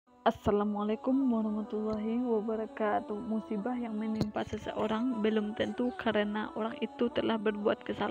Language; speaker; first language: Indonesian; native; Indonesian